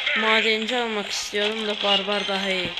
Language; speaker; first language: Turkish; native; Turkish